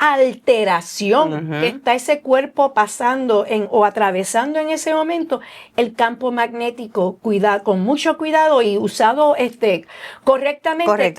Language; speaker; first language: Spanish; native; Spanish